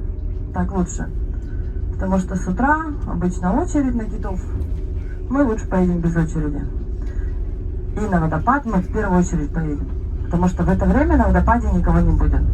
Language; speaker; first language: Russian; native; Russian